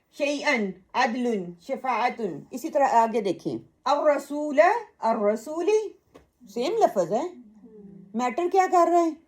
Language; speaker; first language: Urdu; native; Urdu